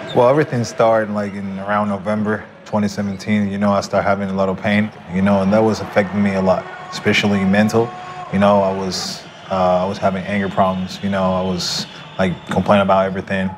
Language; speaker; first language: English; non-native, fluent; Spanish